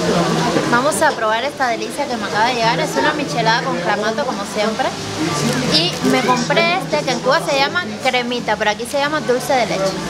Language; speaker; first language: Spanish; native; Spanish